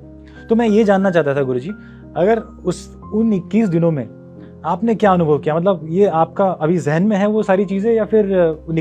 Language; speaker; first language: Hindi; native; Hindi